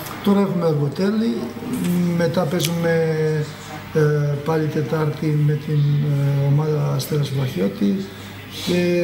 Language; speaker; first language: Greek; non-native, fluent; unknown